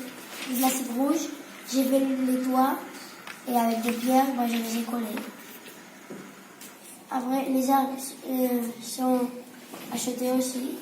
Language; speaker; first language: French; non-native, local second language; Spanish